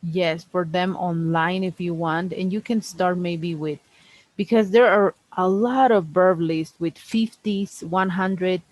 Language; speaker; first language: English; non-native, fluent; Spanish